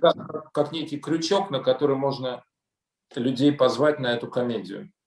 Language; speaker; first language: Russian; native; Russian